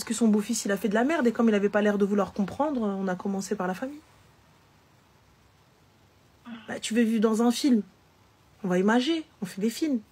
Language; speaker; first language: French; native; French